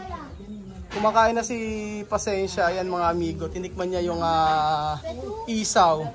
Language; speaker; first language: Filipino; native; Filipino